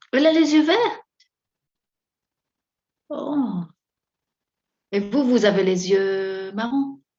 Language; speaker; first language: French; non-native, fluent; Spanish